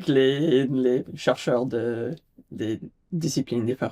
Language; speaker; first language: French; non-native, fluent; English